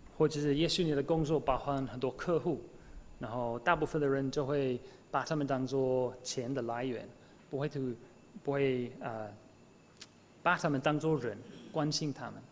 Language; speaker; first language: Chinese; non-native, fluent; English